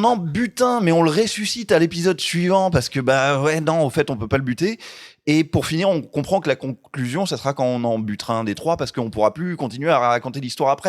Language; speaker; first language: French; native; French